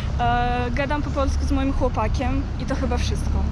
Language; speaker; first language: Polish; early bilingual, heritage; Russian